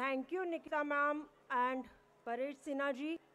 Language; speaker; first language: Hindi; native; Hindi